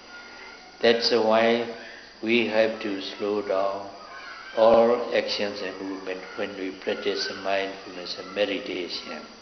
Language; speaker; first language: English; non-native, fluent; Burmese